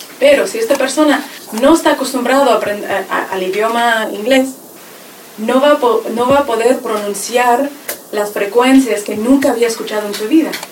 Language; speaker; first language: Spanish; non-native, fluent; Russian